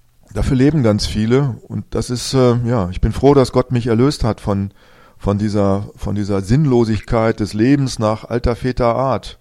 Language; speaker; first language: German; native; German